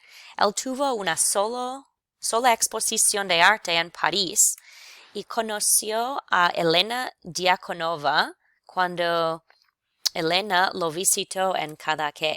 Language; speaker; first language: Spanish; non-native, fluent; English